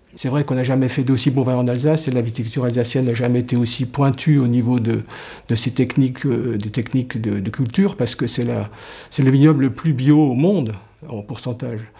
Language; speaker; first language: French; native; French